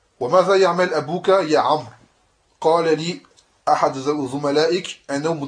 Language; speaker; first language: Arabic; non-native, fluent; French